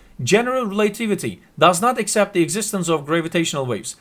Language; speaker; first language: English; non-native, fluent; Turkish